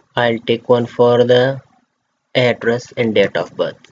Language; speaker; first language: English; non-native, fluent; Persian